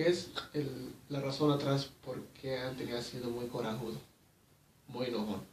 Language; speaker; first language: Spanish; early bilingual, heritage; Spanish